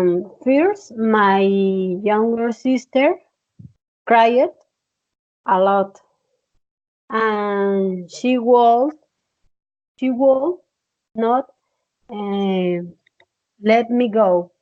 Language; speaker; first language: English; non-native, learner; Spanish